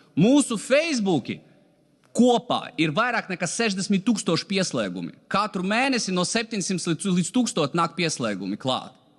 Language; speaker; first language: Latvian; non-native, local second language; Russian